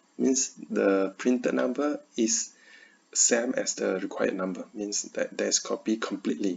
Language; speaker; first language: English; non-native, learner; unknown